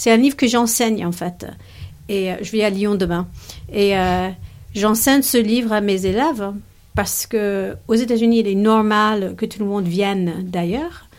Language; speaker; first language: French; non-native, fluent; English